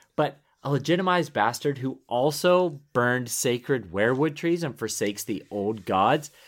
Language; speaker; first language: English; native; English